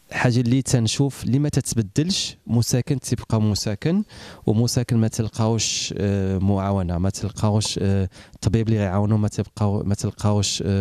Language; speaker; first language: Arabic; early bilingual, heritage; Arabic